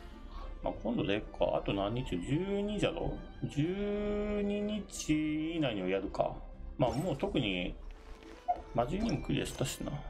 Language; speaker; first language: Japanese; native; Japanese